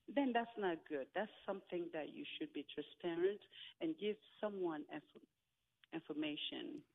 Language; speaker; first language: English; non-native, fluent; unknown